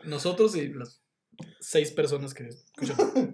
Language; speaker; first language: Spanish; native; Spanish